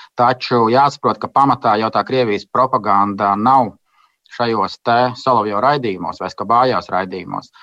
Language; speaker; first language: Latvian; native; Latvian